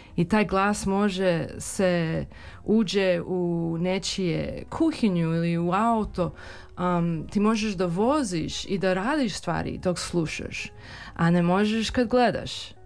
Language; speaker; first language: Serbian; early bilingual, heritage; Serbian